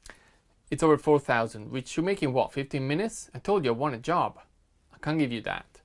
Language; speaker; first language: English; non-native, fluent; Italian